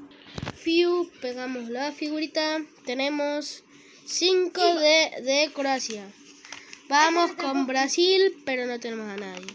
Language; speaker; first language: Spanish; native; Spanish